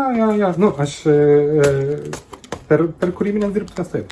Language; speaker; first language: Lithuanian; native; Lithuanian